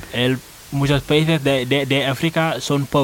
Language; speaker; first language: Spanish; non-native, learner; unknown